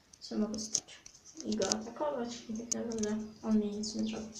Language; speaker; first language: Polish; native; Polish